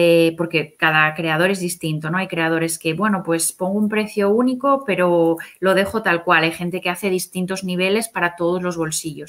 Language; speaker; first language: Spanish; native; Spanish